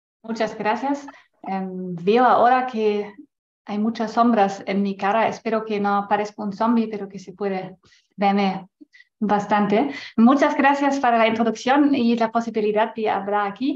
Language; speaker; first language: Spanish; non-native, fluent; German